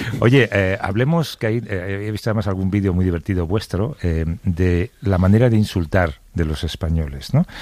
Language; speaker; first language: Spanish; native; Spanish